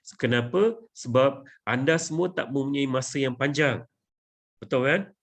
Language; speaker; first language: Malay; native; Malay